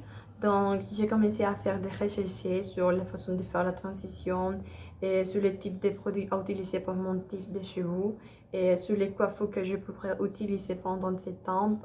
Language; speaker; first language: French; non-native, learner; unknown